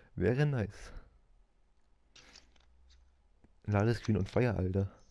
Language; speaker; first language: German; native; German